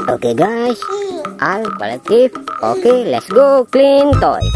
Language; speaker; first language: English; non-native, learner; Indonesian